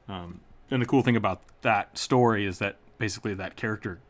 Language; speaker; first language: English; native; English